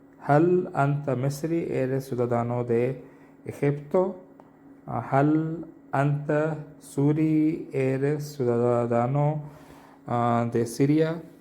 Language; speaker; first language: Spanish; non-native, learner; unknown